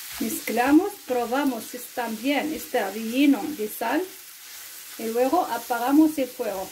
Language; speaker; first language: Spanish; non-native, fluent; Arabic